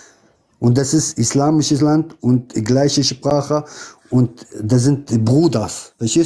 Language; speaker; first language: German; non-native, fluent; Arabic